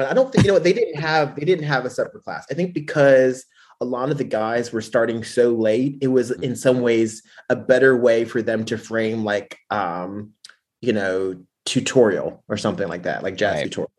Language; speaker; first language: English; native; English